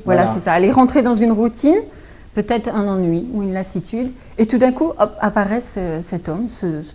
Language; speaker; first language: French; native; French